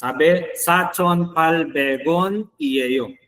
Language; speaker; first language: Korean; non-native, fluent; Filipino